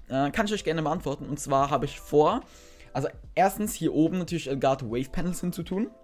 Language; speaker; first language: German; native; German